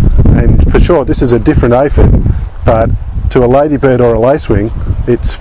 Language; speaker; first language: English; native; English